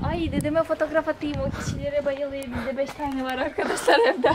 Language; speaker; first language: Turkish; non-native, learner; Russian